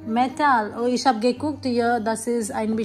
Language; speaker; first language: German; non-native, learner; Marathi